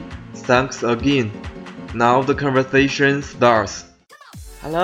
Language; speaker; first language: English; non-native, learner; Chinese